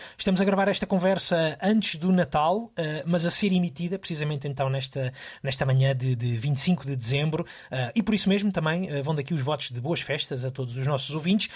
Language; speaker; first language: Portuguese; native; Portuguese